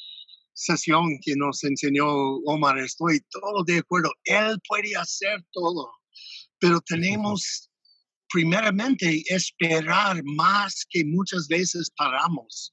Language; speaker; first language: Spanish; non-native, fluent; English